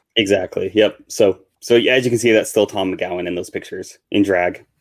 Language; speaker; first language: English; native; English